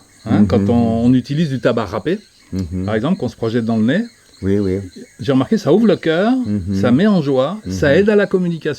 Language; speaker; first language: French; native; French